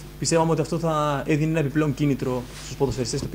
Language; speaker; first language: Greek; native; Greek